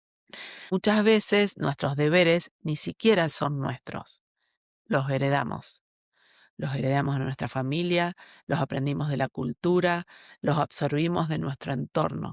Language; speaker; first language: Spanish; native; Spanish